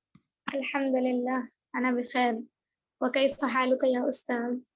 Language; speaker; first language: Arabic; non-native, learner; Urdu